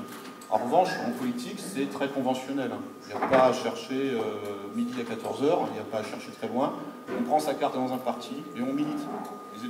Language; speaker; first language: French; native; French